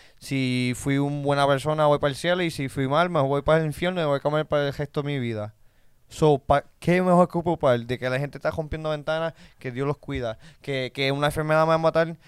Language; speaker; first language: Spanish; early bilingual, heritage; Spanish